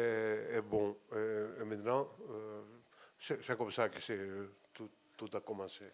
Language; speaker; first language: French; non-native, fluent; Greek